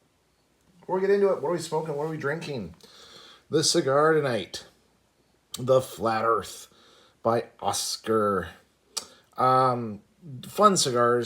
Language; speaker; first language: English; native; English